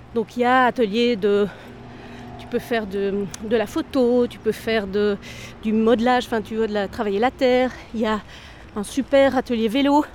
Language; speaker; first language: French; native; French